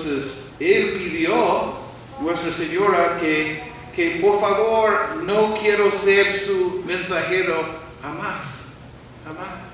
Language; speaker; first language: Spanish; non-native, fluent; English